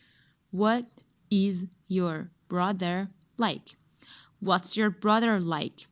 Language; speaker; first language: English; non-native, fluent; Persian